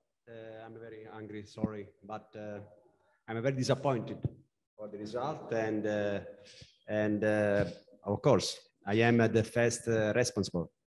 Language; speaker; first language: English; non-native, learner; Italian